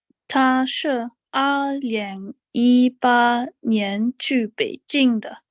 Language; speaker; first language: Chinese; non-native, learner; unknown